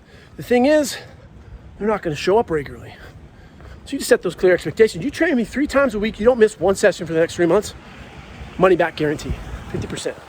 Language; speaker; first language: English; native; English